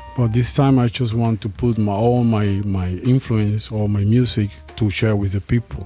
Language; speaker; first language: English; non-native, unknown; Spanish